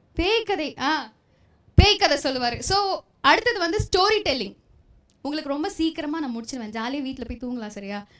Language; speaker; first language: Tamil; non-native, local second language; Telugu